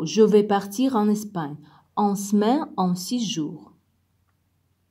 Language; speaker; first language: French; non-native, fluent; Uzbek